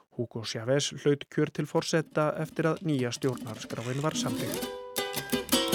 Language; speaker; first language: Icelandic; native; Icelandic